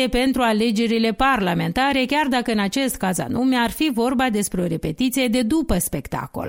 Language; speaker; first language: Romanian; native; Romanian